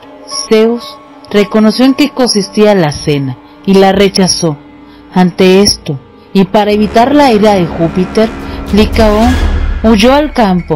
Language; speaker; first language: Spanish; native; Spanish